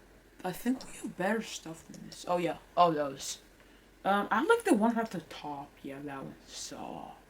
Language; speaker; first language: English; native; English